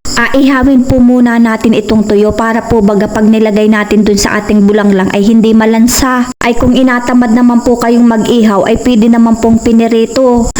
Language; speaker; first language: Filipino; native; Filipino